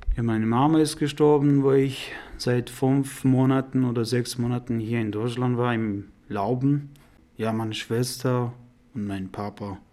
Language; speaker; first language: German; non-native, learner; Persian